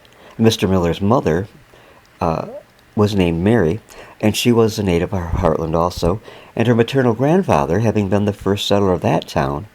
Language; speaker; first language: English; native; English